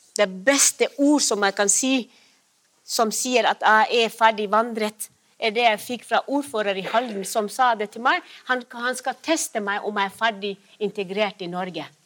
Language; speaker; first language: Norwegian; non-native, fluent; Somali